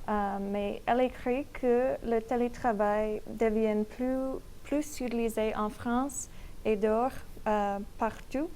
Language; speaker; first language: French; non-native, learner; English